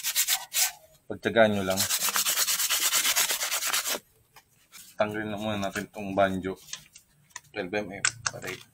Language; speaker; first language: Filipino; native; Filipino